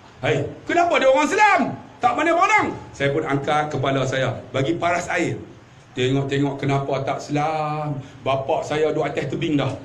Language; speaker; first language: Malay; native; Malay